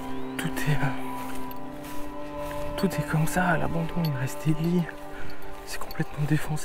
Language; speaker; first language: French; native; French